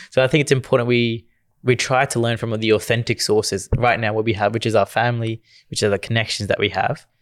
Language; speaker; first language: English; early bilingual, other home language; Gujarati